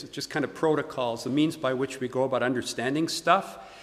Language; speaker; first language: English; native; English